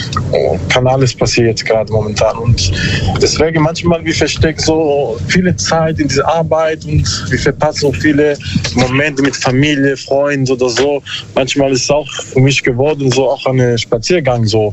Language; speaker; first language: German; non-native, learner; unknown